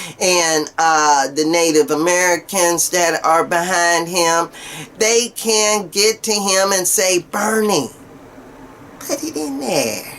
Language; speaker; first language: English; native; English